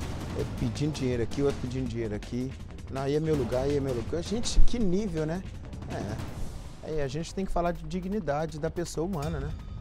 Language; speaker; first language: Portuguese; native; Portuguese